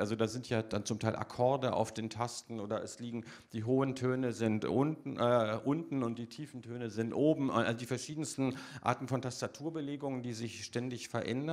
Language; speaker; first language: German; native; German